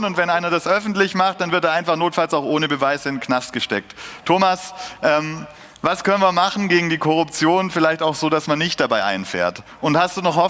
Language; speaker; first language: German; native; German